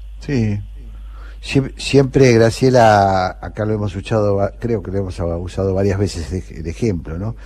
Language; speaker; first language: Spanish; native; Spanish